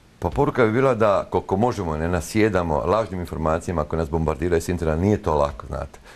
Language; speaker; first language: Croatian; native; Croatian